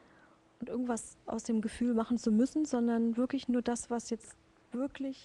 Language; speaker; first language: German; native; German